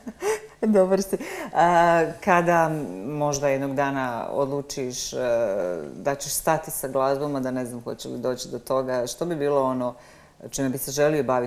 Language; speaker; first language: Serbian; native; Serbian